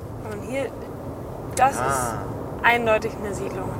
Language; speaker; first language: German; native; German